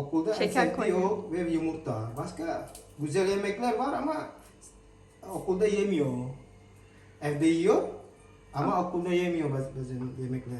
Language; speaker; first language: Turkish; non-native, learner; Indonesian